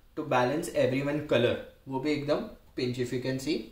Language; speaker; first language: Hindi; non-native, local second language; Marathi